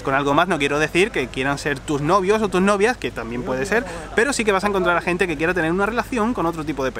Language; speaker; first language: Spanish; native; Spanish